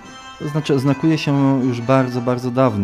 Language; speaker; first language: Polish; native; Polish